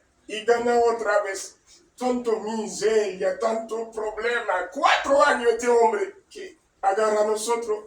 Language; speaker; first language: Spanish; non-native, learner; Haitian Creole